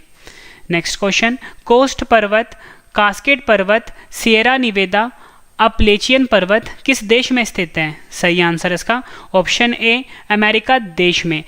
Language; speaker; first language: Hindi; native; Hindi